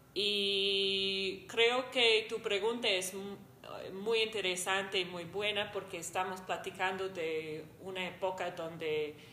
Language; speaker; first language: Spanish; non-native, fluent; English